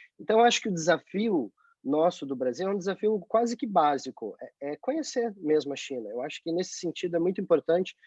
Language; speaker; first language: Portuguese; native; Portuguese